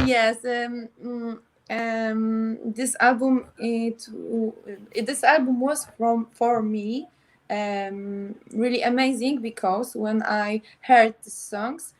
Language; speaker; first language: English; non-native, learner; Polish